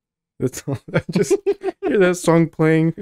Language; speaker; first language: English; native; English